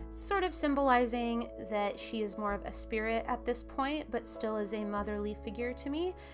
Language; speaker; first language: English; native; English